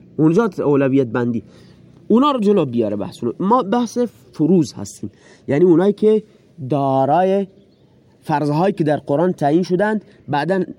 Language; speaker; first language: Persian; non-native, local second language; Baluchi